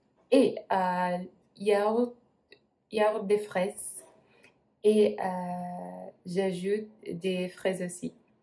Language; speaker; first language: French; non-native, learner; Filipino